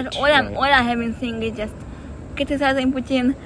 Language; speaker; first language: English; non-native, fluent; Hungarian